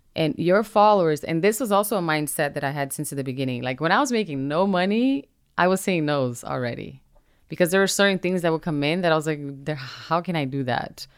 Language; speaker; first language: English; non-native, fluent; Portuguese